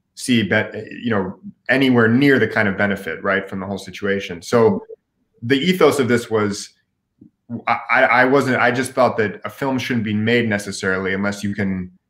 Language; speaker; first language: English; native; English